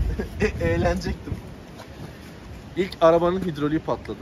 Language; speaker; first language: Turkish; native; Turkish